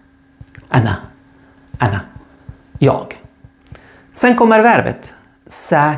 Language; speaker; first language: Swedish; non-native, fluent; Arabic